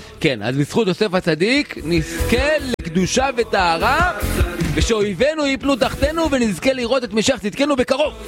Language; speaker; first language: Hebrew; native; Hebrew